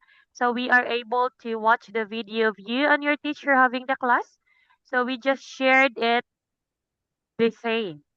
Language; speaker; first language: English; non-native, fluent; Cebuano